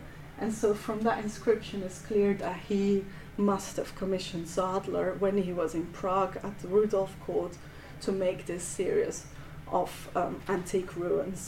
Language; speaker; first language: English; non-native, fluent; Dutch